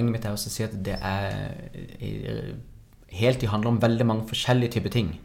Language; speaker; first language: Norwegian; native; Norwegian